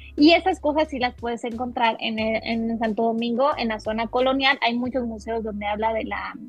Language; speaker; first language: Spanish; native; Spanish